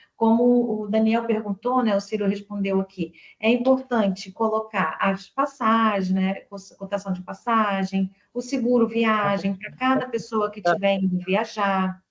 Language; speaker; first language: Portuguese; native; Portuguese